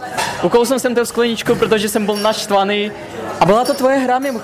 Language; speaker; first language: Czech; non-native, fluent; Russian